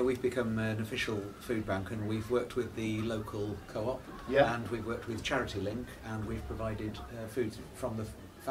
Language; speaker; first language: English; native; English